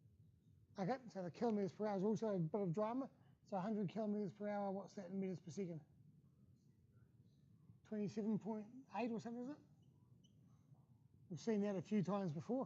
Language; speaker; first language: English; native; English